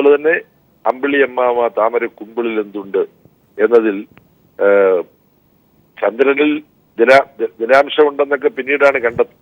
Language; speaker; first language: Malayalam; native; Malayalam